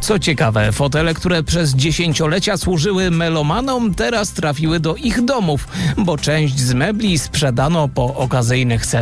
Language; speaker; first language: Polish; native; Polish